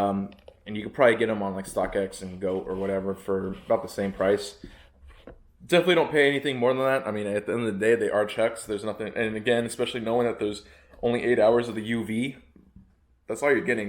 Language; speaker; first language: English; native; English